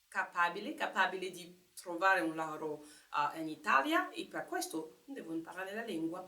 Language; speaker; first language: Italian; non-native, learner; French